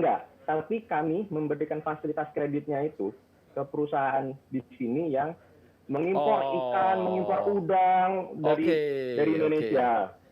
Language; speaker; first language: Indonesian; native; Indonesian